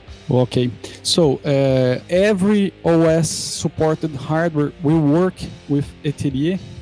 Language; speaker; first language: English; non-native, fluent; Portuguese